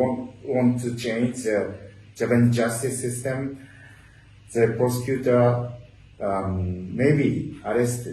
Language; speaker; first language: English; non-native, learner; Japanese